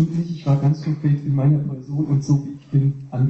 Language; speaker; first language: German; native; German